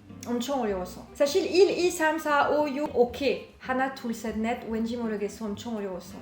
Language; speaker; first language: Korean; non-native, learner; French